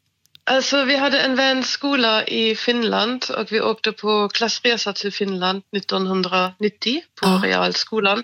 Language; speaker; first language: Swedish; non-native, fluent; German